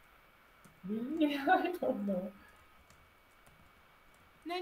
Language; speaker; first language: English; non-native, fluent; German